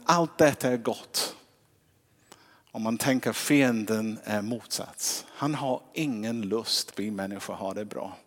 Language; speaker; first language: Swedish; non-native, fluent; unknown